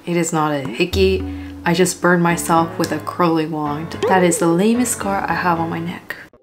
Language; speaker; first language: English; early bilingual, other home language; Japanese